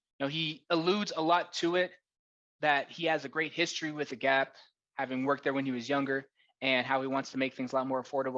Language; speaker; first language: English; native; English